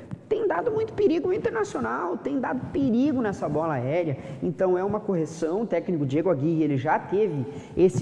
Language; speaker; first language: Portuguese; native; Portuguese